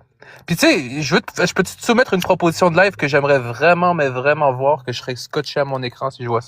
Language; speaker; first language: French; native; French